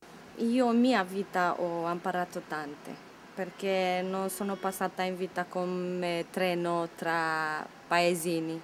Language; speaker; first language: Italian; non-native, learner; Romanian